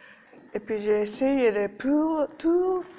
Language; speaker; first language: French; non-native, learner; Japanese